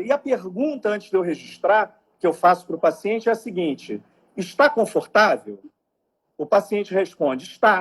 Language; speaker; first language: Portuguese; native; Portuguese